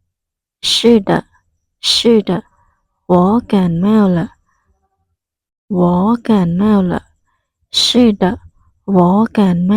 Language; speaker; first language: Chinese; non-native, fluent; Khmer